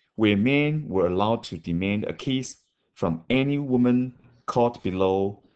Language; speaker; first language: English; non-native, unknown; Chinese